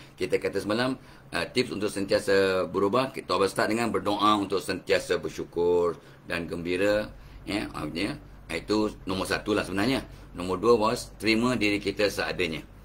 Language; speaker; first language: Malay; native; Malay